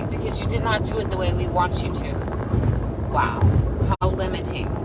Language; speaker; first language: English; native; English